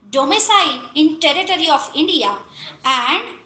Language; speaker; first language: English; non-native, local second language; Marathi